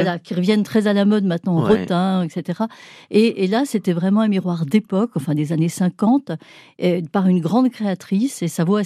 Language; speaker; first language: French; native; French